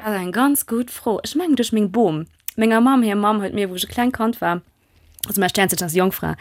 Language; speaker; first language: Luxembourgish; non-native, local second language; German